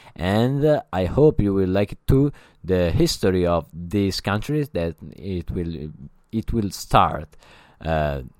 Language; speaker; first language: English; non-native, learner; Italian